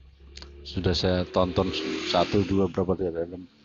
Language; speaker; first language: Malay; non-native, local second language; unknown